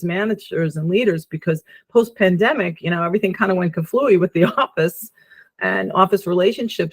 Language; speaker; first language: English; native; English